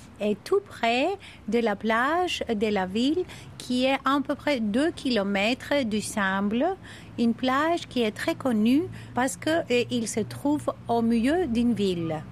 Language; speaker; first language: French; non-native, fluent; Greek